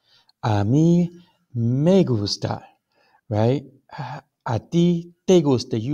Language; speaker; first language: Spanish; non-native, fluent; English